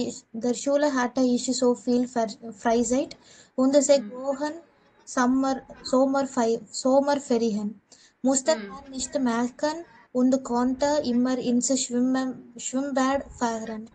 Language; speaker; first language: German; non-native, learner; Tamil